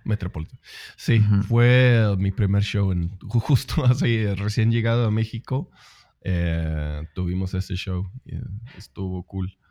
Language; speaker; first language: Spanish; non-native, fluent; Swedish